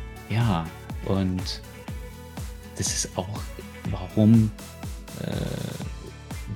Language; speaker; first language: German; non-native, fluent; English